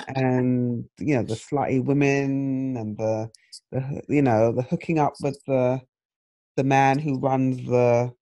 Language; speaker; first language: English; native; English